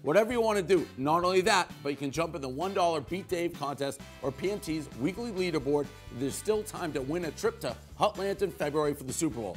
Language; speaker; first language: English; native; English